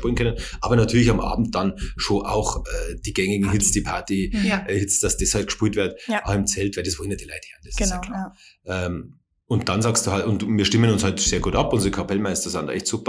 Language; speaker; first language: German; native; German